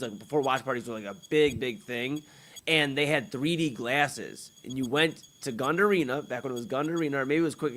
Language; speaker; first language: English; native; English